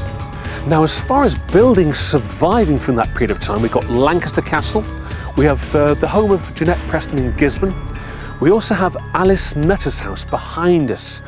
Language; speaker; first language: English; native; English